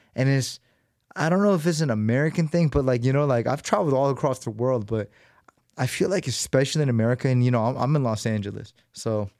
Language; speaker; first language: English; native; English